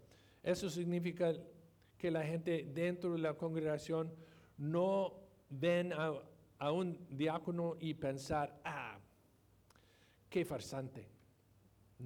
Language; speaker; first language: Spanish; non-native, fluent; English